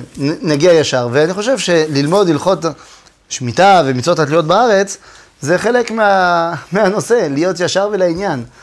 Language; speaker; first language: Hebrew; non-native, fluent; French